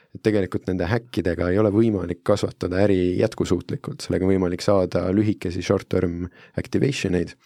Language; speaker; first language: Estonian; non-native, fluent; Italian